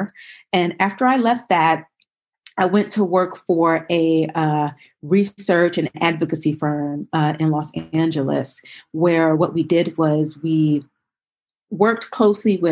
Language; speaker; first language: English; native; English